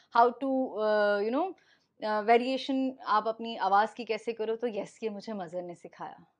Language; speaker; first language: Urdu; native; Urdu